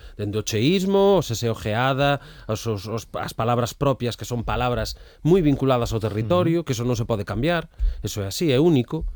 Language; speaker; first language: Galician; native; Galician